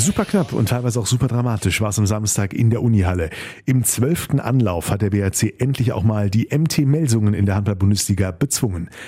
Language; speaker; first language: German; native; German